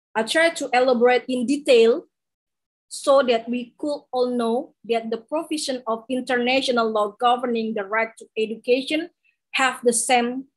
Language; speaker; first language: English; non-native, learner; Indonesian